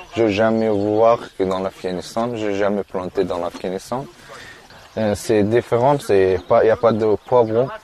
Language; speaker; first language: French; non-native, learner; Persian